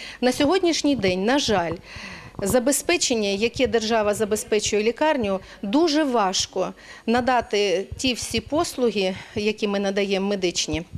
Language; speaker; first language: Ukrainian; native; Ukrainian